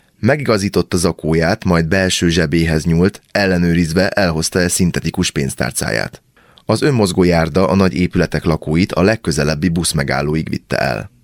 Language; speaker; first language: Hungarian; native; Hungarian